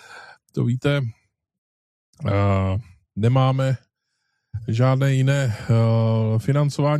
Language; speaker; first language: Czech; native; Czech